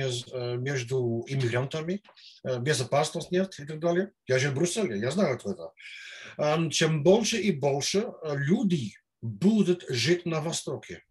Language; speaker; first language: Russian; non-native, fluent; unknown